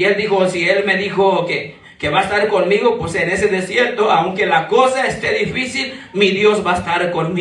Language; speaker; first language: Spanish; native; Spanish